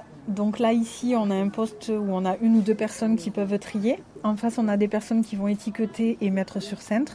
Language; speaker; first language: French; native; French